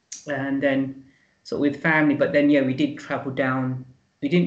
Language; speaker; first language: English; native; English